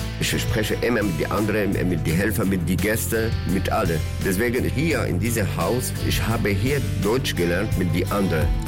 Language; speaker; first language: German; non-native, learner; Arabic